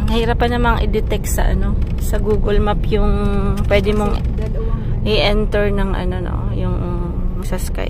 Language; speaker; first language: Filipino; native; Filipino